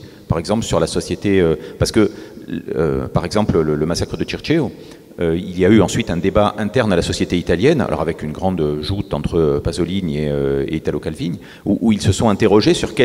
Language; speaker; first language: French; native; French